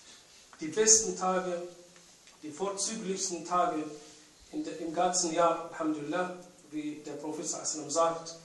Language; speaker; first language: German; non-native, fluent; Arabic